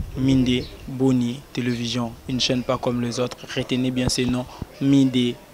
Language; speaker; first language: French; non-native, local second language; Lingala